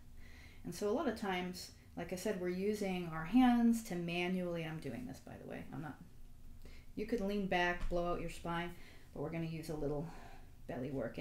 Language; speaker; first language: English; native; English